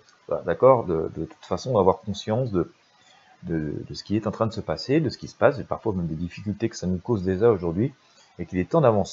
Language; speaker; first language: French; native; French